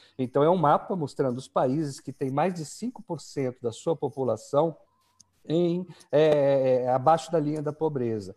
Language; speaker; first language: Portuguese; native; Portuguese